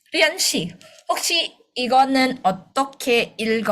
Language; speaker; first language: Korean; non-native, fluent; Indonesian